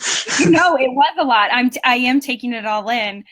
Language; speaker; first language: English; native; English